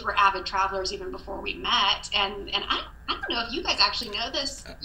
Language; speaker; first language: English; native; English